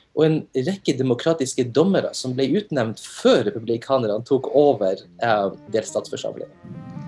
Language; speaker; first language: Norwegian; native; Norwegian